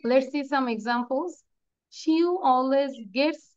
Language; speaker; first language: English; non-native, local second language; Bangla